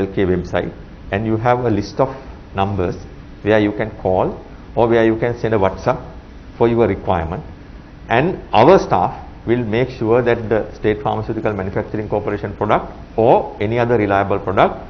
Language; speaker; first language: English; non-native, local second language; Sinhala